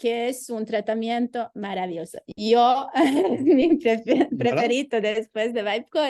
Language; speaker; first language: Spanish; non-native, fluent; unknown